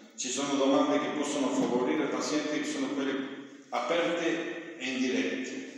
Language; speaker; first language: Italian; non-native, fluent; Spanish